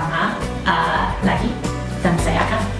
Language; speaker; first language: Indonesian; non-native, learner; English